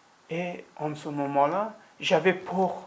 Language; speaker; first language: French; non-native, learner; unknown